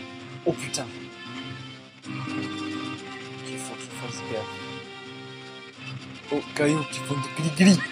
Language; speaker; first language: French; native; French